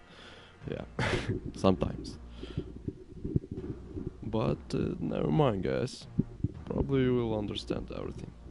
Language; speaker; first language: English; non-native, learner; Ukrainian